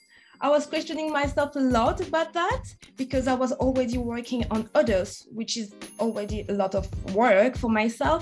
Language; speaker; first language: English; non-native, fluent; French